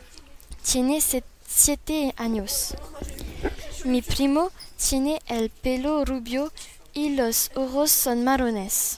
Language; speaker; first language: Spanish; non-native, learner; French